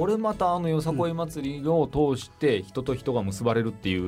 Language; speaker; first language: Japanese; native; Japanese